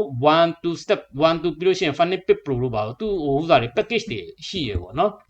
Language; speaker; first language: Burmese; non-native, local second language; Shan